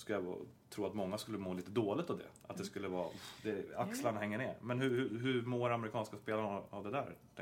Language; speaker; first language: Swedish; native; Swedish